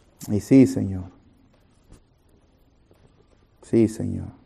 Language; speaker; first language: Spanish; native; Spanish